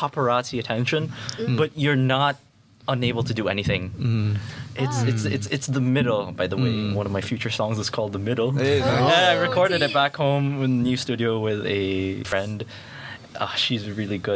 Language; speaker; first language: English; non-native, local second language; Filipino